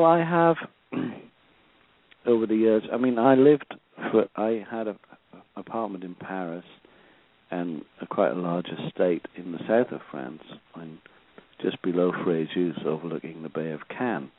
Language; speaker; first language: English; native; English